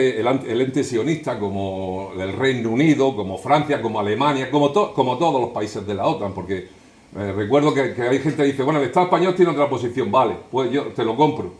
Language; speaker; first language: Spanish; native; Spanish